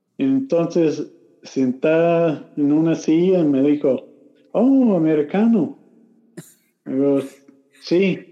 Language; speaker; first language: Spanish; non-native, learner; English